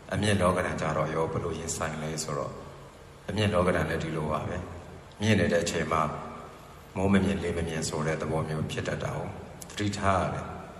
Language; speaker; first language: Burmese; native; Burmese